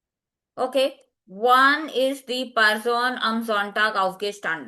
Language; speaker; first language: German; non-native, fluent; Hindi